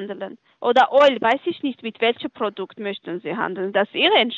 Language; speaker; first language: German; non-native, learner; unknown